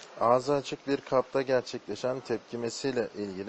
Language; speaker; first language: Turkish; native; Turkish